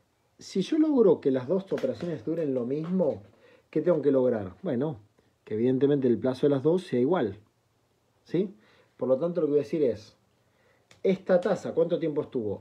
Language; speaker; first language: Spanish; native; Spanish